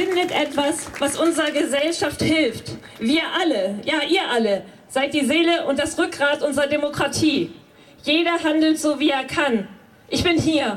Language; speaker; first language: German; native; German